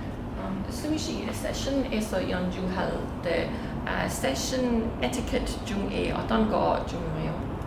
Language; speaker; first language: Korean; non-native, learner; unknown